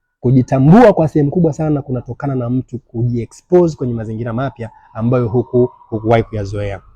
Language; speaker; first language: Swahili; native; Swahili